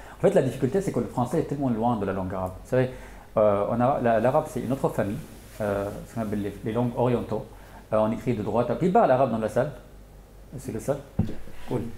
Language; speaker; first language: French; non-native, fluent; Arabic